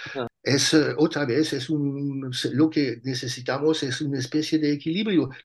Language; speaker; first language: Spanish; non-native, fluent; French